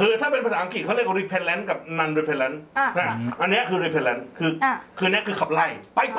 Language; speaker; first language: Thai; native; Thai